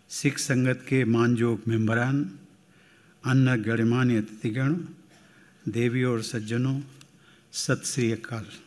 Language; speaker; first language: Hindi; native; Hindi